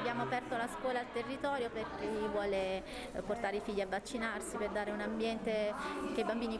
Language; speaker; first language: Italian; native; Italian